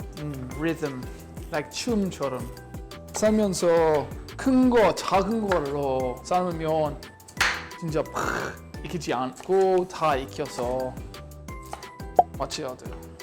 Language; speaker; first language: Korean; non-native, learner; English